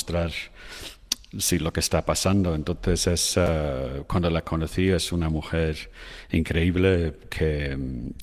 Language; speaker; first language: Spanish; non-native, fluent; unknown